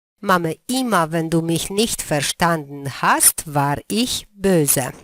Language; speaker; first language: German; non-native, fluent; Polish